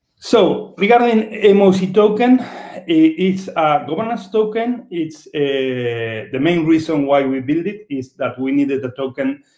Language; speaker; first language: English; non-native, fluent; Spanish